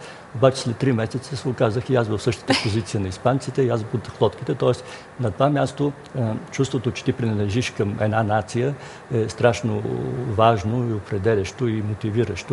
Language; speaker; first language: Bulgarian; native; Bulgarian